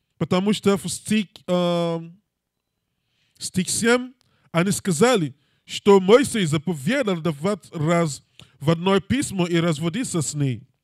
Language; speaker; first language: Russian; non-native, learner; English